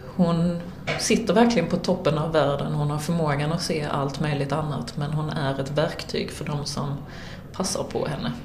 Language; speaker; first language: Swedish; native; Swedish